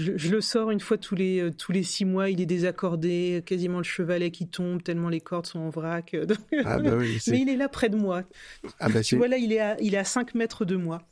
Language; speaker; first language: French; native; French